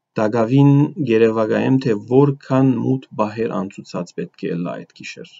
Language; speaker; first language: Armenian; early bilingual, heritage; Armenian